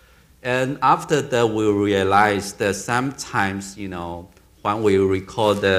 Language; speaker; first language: English; non-native, learner; Chinese